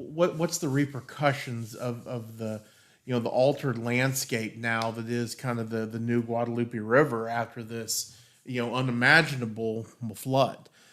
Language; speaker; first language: English; native; English